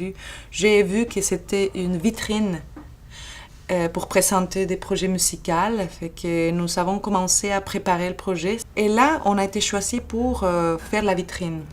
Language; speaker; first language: French; non-native, fluent; Spanish